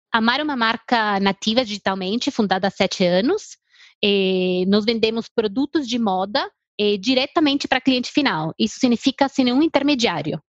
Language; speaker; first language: Portuguese; non-native, fluent; Spanish